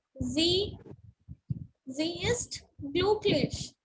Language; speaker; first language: German; non-native, learner; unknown